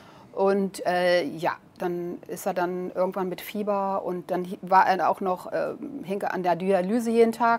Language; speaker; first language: German; native; German